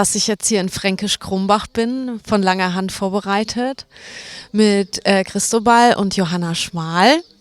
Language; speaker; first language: German; native; German